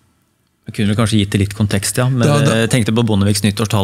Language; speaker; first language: Norwegian; native; Norwegian